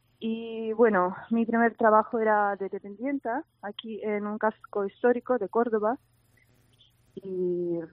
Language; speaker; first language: Spanish; non-native, learner; Russian